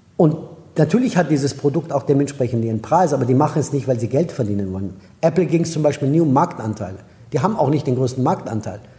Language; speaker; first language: German; non-native, fluent; Persian